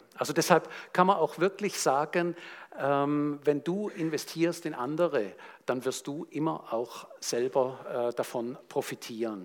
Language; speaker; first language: German; native; German